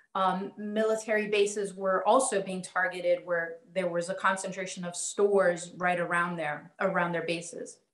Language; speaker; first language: English; native; English